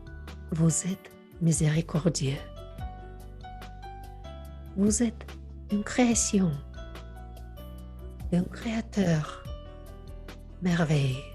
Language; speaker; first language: French; non-native, learner; Russian